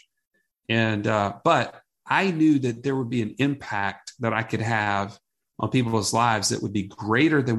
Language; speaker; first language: English; native; English